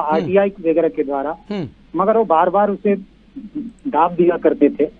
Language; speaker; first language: Hindi; native; Hindi